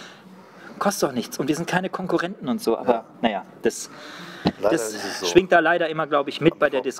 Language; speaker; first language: German; native; German